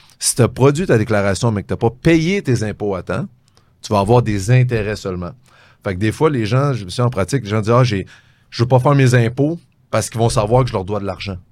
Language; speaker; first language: French; native; French